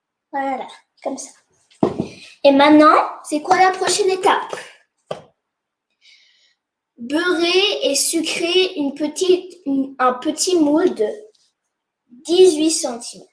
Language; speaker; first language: French; non-native, fluent; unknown